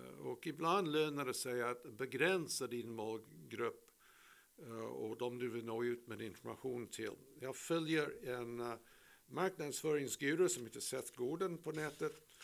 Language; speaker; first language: Swedish; non-native, fluent; English